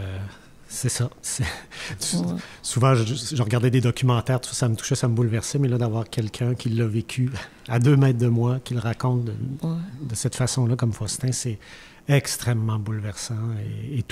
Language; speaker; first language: French; native; French